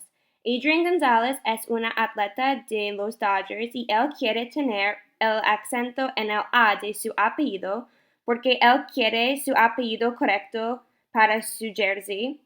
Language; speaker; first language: Spanish; non-native, learner; English